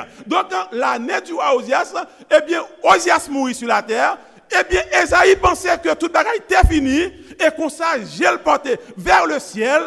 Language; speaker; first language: French; non-native, local second language; Haitian Creole